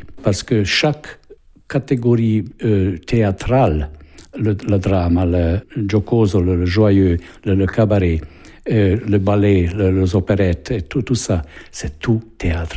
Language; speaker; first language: French; non-native, fluent; Hungarian